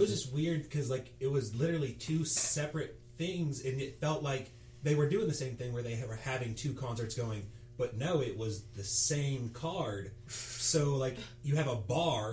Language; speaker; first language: English; native; English